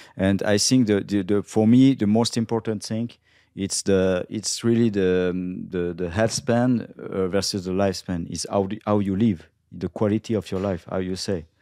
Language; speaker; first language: English; non-native, fluent; French